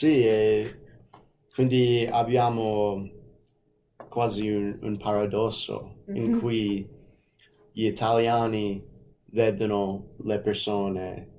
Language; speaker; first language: Italian; non-native, fluent; English